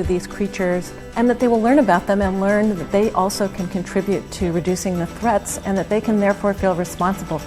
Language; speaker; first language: English; native; English